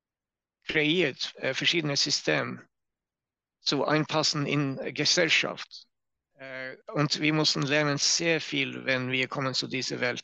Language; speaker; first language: German; non-native, learner; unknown